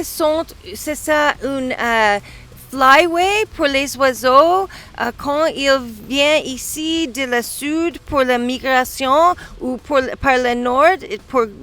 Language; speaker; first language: French; non-native, learner; English